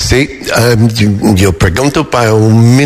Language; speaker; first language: Spanish; non-native, fluent; English